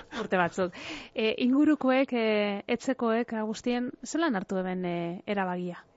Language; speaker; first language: Basque; native; Basque